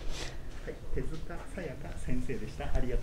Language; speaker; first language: Japanese; native; Japanese